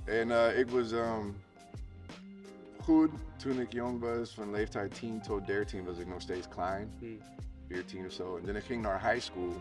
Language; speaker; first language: Dutch; non-native, fluent; English